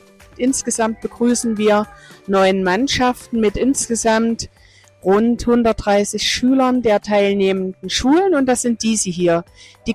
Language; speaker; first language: German; native; German